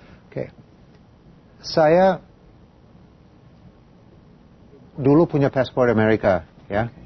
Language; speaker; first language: Indonesian; non-native, fluent; English